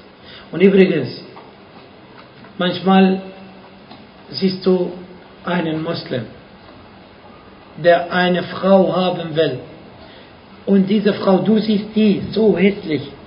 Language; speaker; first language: German; non-native, fluent; Arabic